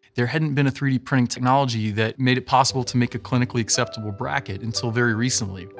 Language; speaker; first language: English; native; English